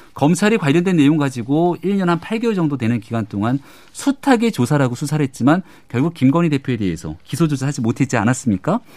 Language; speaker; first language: Korean; native; Korean